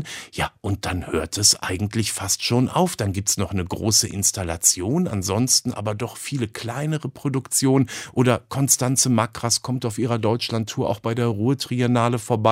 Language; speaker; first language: German; native; German